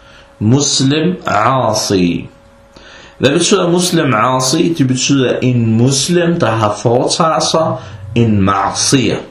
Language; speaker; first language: Danish; non-native, fluent; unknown